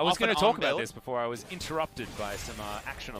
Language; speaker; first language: English; native; English